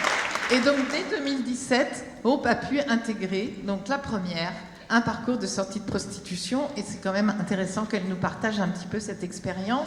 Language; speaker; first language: French; native; French